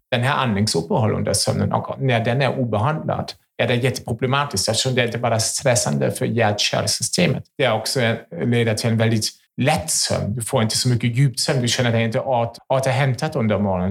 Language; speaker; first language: Swedish; non-native, fluent; German